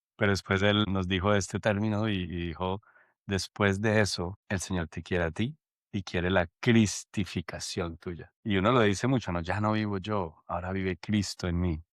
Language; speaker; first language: Spanish; native; Spanish